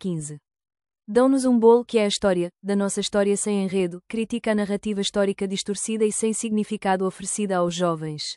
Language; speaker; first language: Portuguese; native; Portuguese